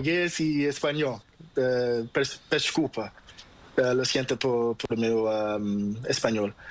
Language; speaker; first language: Spanish; non-native, learner; Portuguese